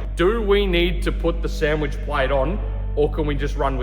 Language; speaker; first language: English; native; English